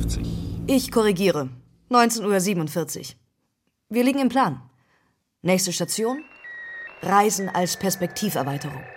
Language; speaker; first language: German; native; German